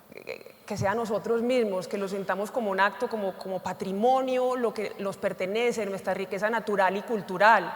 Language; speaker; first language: Spanish; native; Spanish